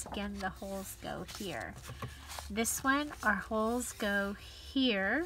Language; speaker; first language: English; native; English